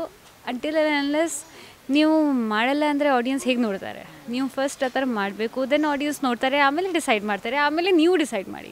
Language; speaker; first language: Kannada; non-native, fluent; Hindi